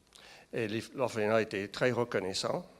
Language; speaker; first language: French; non-native, fluent; English